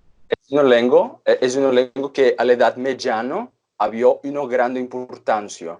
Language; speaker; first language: Italian; non-native, fluent; Portuguese